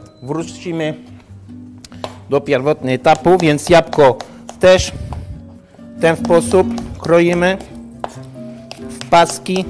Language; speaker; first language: Polish; non-native, learner; French